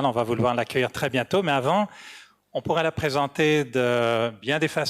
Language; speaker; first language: French; native; French